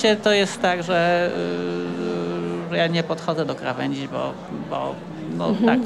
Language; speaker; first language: Polish; native; Polish